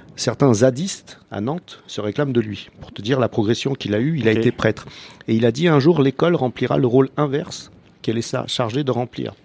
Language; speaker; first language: French; non-native, fluent; Croatian